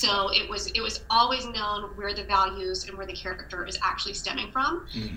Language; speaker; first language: English; native; English